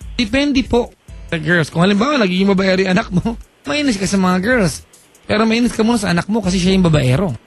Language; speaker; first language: Filipino; native; Filipino